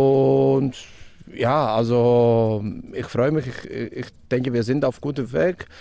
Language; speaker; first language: German; non-native, fluent; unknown